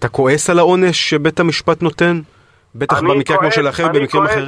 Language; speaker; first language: Hebrew; native; Hebrew